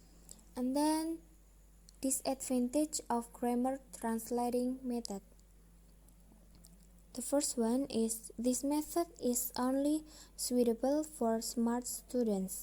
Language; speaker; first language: English; non-native, learner; Indonesian